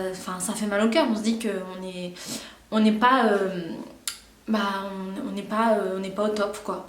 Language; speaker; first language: French; native; French